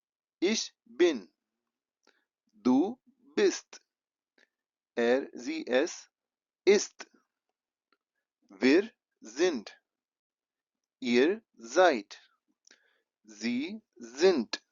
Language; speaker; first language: German; non-native, fluent; Hindi